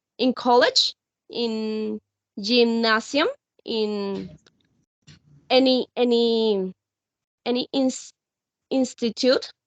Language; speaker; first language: English; non-native, learner; Spanish